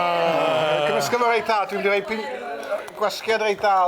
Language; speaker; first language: Welsh; native; Welsh